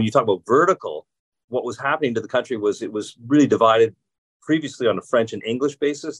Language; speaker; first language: English; native; English